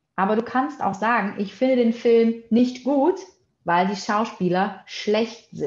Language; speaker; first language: German; non-native, fluent; Portuguese